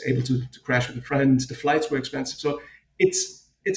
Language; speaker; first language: English; non-native, fluent; German